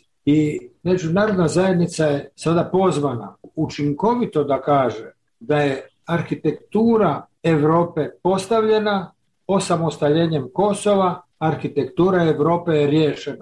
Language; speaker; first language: Serbian; native; Serbian